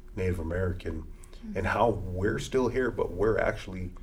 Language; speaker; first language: English; early bilingual, other home language; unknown